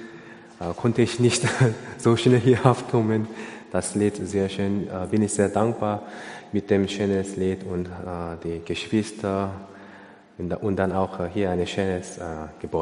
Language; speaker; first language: German; non-native, learner; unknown